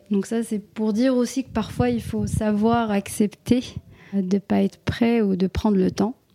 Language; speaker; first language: French; non-native, local second language; Arabic